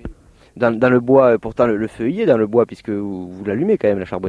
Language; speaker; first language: French; native; French